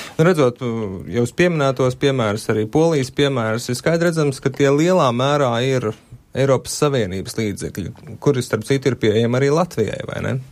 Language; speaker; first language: Latvian; native; Latvian